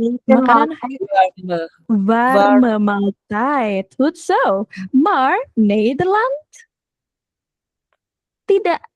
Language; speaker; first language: Dutch; non-native, fluent; Indonesian